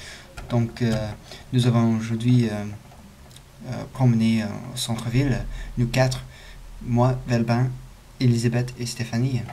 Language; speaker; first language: French; non-native, learner; English